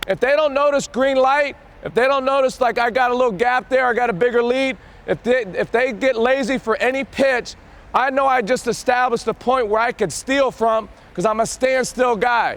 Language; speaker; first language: English; native; English